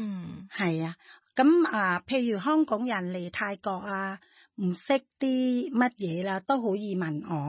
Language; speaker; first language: Chinese; non-native, fluent; Thai